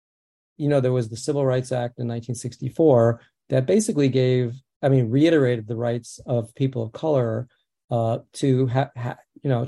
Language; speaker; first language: English; early bilingual, other home language; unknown